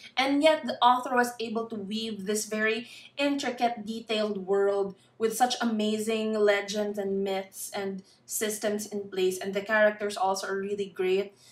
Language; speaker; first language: English; non-native, local second language; Filipino